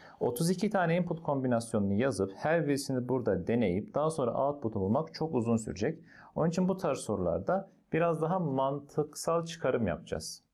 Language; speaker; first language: Turkish; native; Turkish